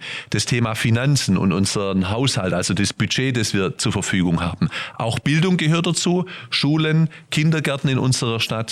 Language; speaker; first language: German; native; German